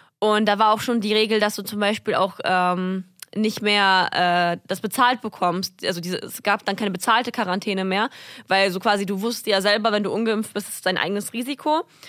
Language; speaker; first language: German; early bilingual, other home language; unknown